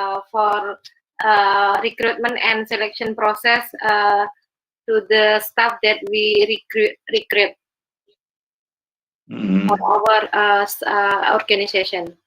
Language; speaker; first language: English; non-native, learner; Indonesian